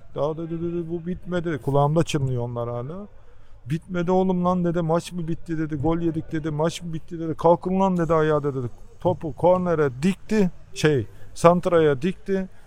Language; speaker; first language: Turkish; early bilingual, heritage; Turkish